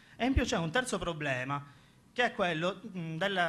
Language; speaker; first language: Italian; native; Italian